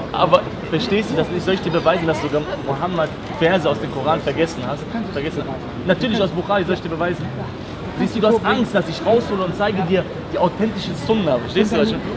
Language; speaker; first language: German; non-native, fluent; Persian